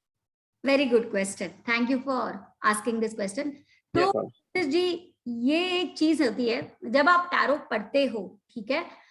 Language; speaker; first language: Hindi; native; Hindi